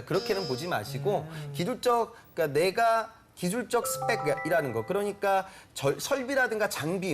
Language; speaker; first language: Korean; native; Korean